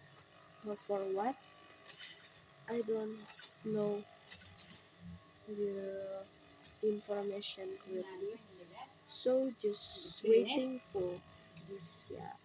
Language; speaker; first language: English; non-native, learner; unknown